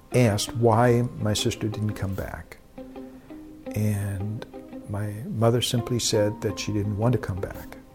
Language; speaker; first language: English; early bilingual, other home language; German